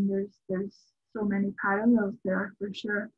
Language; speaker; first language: English; native; English